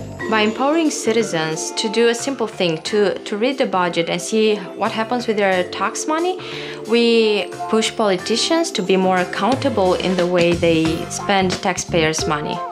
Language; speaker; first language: English; non-native, fluent; Romanian